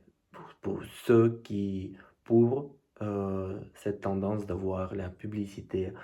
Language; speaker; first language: French; non-native, fluent; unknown